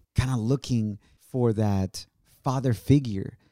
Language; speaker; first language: English; early bilingual, other home language; Spanish